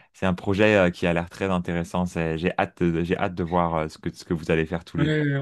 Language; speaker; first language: French; native; French